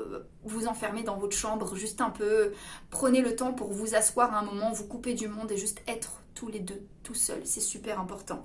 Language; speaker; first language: French; native; French